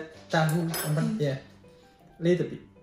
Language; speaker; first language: English; non-native, fluent; Indonesian